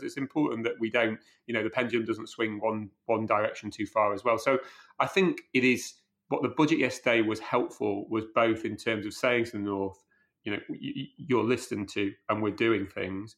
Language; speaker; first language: English; native; English